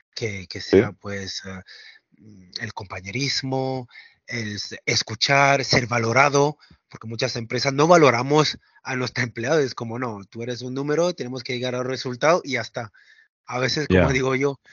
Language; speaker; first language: Spanish; non-native, fluent; French